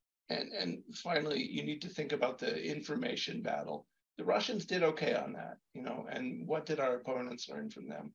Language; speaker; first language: English; native; English